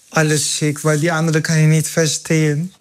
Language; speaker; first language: German; non-native, fluent; Turkish